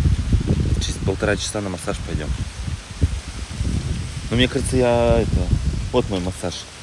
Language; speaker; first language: Russian; native; Russian